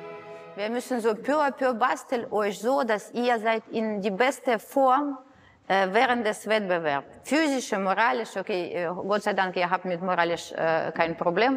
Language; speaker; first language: German; non-native, fluent; Russian